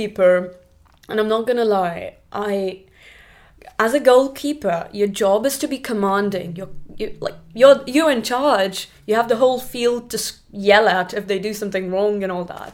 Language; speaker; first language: English; non-native, local second language; Marathi